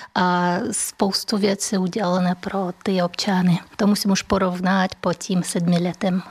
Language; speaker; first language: Czech; non-native, fluent; Russian